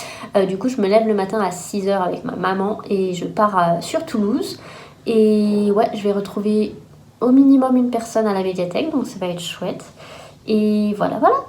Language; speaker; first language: French; native; French